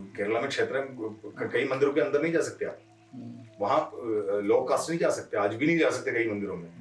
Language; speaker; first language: Hindi; non-native, local second language; Malayalam